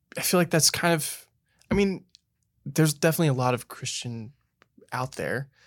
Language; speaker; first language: English; native; English